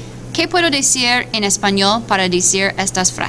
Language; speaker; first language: Spanish; non-native, fluent; English